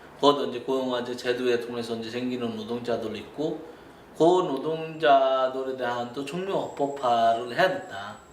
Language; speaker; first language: Korean; non-native, fluent; Bangla